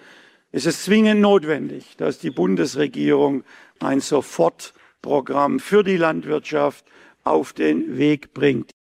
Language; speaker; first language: German; native; German